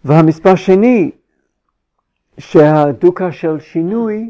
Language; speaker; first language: Hebrew; non-native, fluent; English